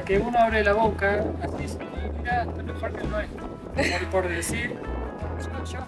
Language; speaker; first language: Spanish; native; Spanish